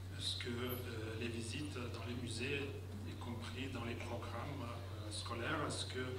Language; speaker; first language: French; non-native, fluent; Lithuanian